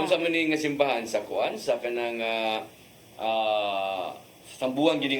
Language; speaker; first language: Cebuano; native; Cebuano